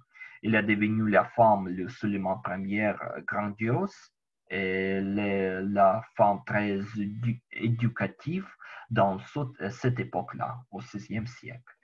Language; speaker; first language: French; non-native, learner; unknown